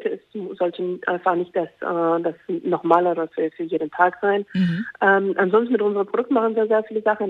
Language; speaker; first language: German; non-native, fluent; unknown